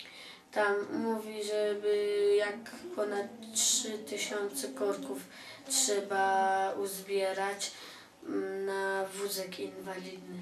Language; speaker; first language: Polish; early bilingual, other home language; Chechen